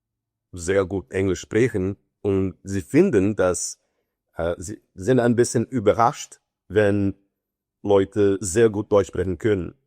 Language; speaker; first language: German; non-native, fluent; Portuguese